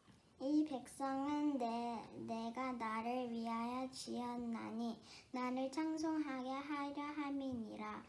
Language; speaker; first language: Korean; early bilingual, heritage; Korean